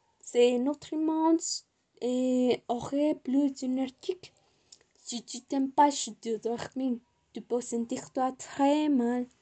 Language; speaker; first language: French; non-native, learner; Spanish